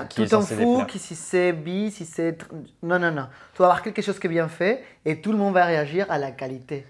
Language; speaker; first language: French; native; French